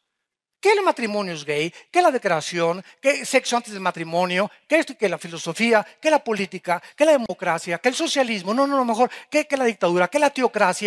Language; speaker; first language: Spanish; native; Spanish